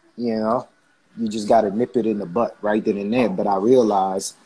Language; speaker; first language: English; early bilingual, other home language; Haitian Creole